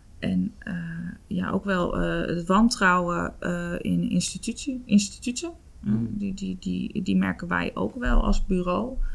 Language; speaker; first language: Dutch; native; Dutch